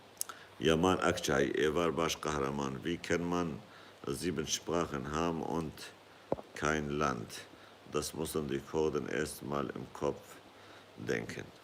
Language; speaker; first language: German; non-native, fluent; Kurdish